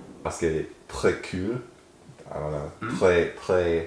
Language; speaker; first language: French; non-native, learner; English